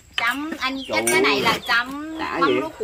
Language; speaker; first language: Vietnamese; non-native, learner; Thai